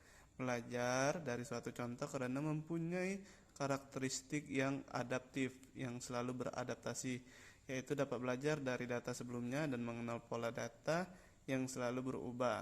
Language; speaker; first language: Indonesian; native; Indonesian